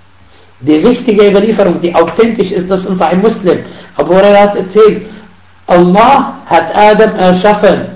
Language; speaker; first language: German; non-native, fluent; Arabic